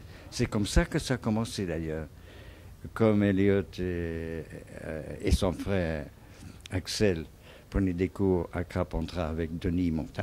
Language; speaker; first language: French; non-native, fluent; English